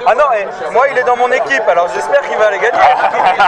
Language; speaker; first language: French; native; French